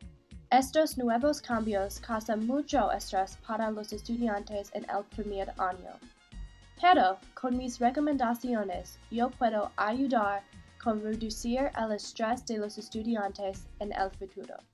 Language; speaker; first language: Spanish; non-native, learner; English